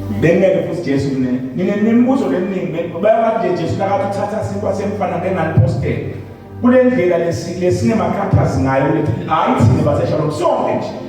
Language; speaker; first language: Zulu; non-native, local second language; Swati